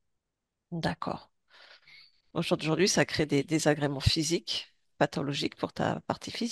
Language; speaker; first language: French; native; French